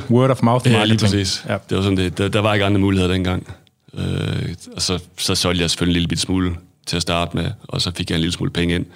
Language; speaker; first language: Danish; native; Danish